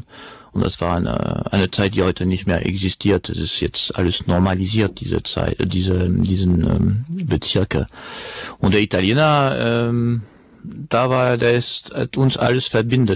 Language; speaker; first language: German; non-native, fluent; French